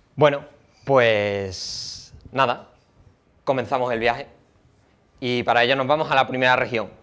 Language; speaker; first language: Spanish; native; Spanish